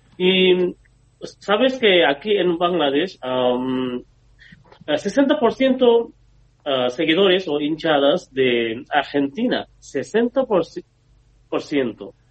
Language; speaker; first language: Spanish; non-native, learner; Bangla